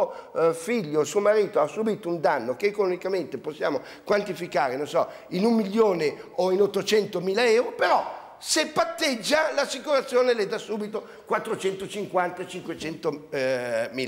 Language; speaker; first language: Italian; native; Italian